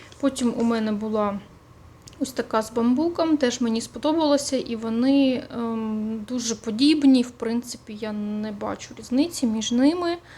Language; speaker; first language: Ukrainian; non-native, local second language; Russian